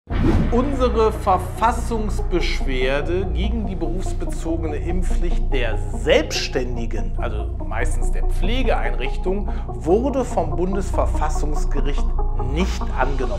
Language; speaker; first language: German; native; German